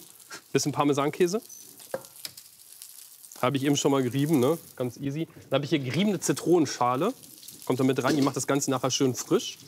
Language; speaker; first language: German; native; German